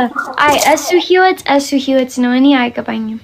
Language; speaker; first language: Amharic; early bilingual, heritage; English